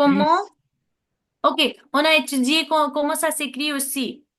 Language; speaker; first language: French; non-native, learner; Nepali